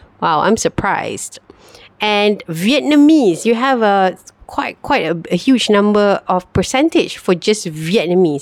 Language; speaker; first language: English; non-native, local second language; Malay